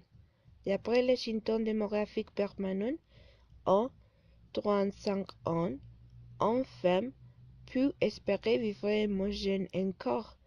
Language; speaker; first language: French; non-native, learner; Spanish